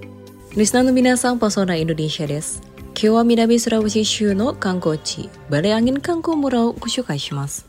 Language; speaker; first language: Japanese; non-native, fluent; Indonesian